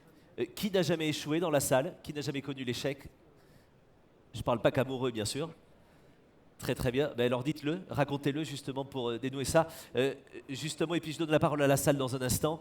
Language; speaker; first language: French; native; French